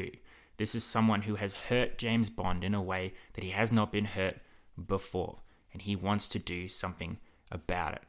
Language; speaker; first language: English; native; English